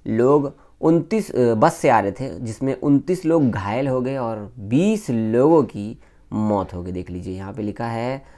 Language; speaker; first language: Hindi; native; Hindi